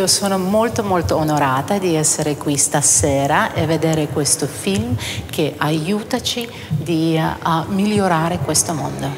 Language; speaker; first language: Italian; non-native, fluent; Russian